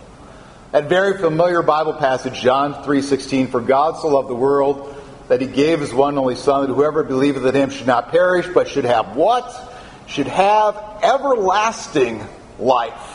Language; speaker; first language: English; native; English